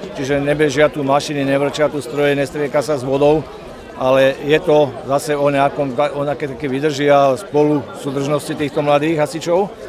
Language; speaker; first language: Slovak; native; Slovak